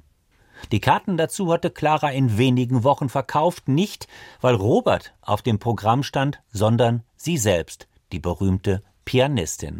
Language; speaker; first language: German; native; German